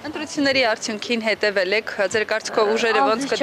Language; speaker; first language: Armenian; native; Armenian